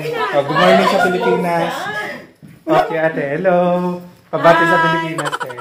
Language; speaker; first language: Filipino; native; Filipino